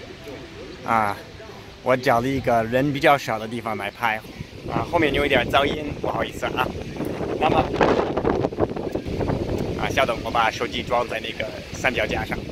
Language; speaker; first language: Chinese; non-native, fluent; English